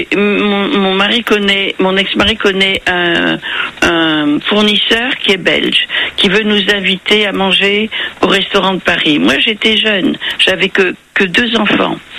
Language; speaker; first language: French; native; French